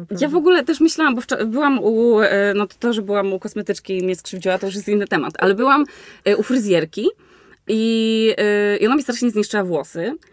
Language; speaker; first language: Polish; native; Polish